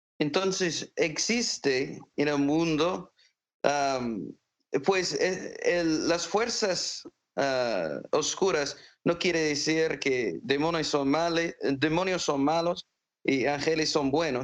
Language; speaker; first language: Spanish; non-native, fluent; English